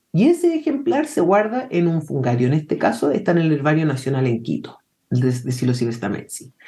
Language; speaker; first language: Spanish; early bilingual, heritage; Spanish